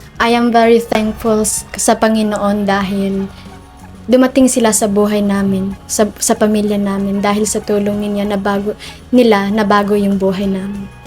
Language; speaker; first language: Filipino; non-native, local second language; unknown